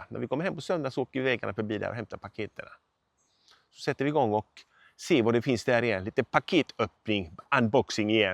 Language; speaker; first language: Swedish; native; Swedish